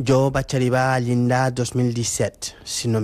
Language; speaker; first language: Catalan; non-native, fluent; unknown